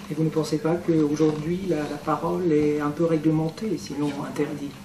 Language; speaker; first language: French; native; French